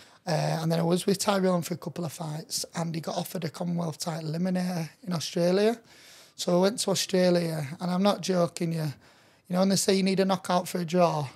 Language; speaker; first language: English; native; English